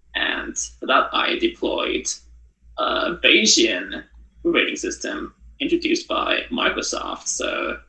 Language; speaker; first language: English; non-native, fluent; Japanese